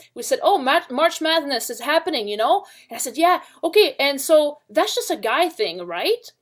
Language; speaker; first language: English; native; English